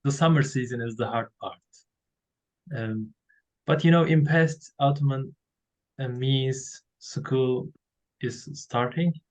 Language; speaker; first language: English; non-native, learner; Turkish